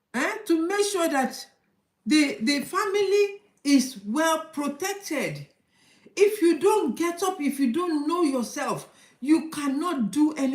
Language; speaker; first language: English; non-native, local second language; Yoruba